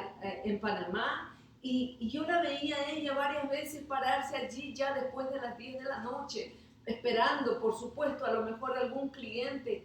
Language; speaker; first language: Spanish; native; Spanish